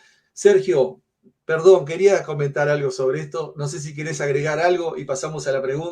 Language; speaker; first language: Spanish; native; Spanish